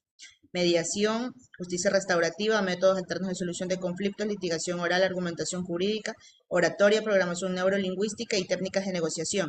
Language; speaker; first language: Spanish; native; Spanish